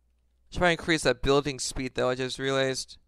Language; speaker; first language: English; native; English